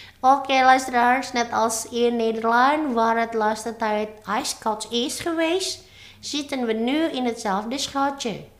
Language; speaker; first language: Dutch; non-native, fluent; Indonesian